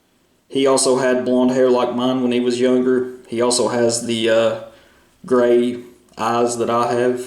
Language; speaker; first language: English; native; English